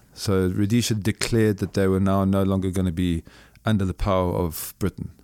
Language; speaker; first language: English; native; English